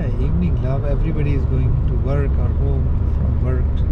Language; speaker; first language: English; non-native, fluent; Hindi